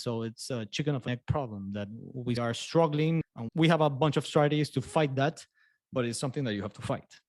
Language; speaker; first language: English; non-native, fluent; Spanish